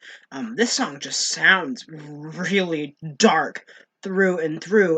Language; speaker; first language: English; native; English